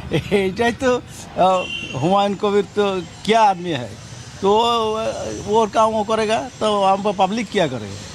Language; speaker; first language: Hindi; non-native, local second language; Bangla